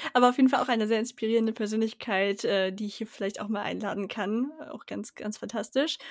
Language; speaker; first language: German; native; German